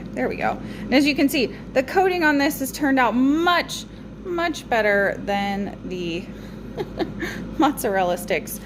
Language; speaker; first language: English; native; English